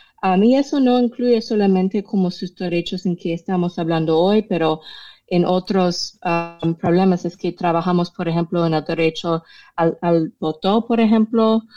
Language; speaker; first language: Spanish; non-native, fluent; English